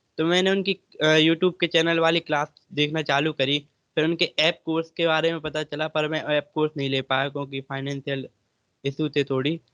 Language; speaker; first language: Hindi; native; Hindi